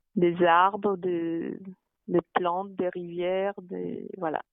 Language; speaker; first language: French; non-native, fluent; Polish